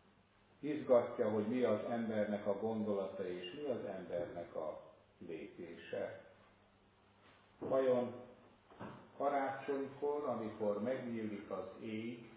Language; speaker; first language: Hungarian; native; Hungarian